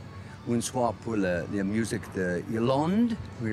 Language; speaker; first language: French; non-native, learner; English